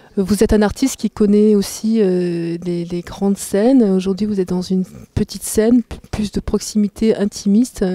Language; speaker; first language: French; native; French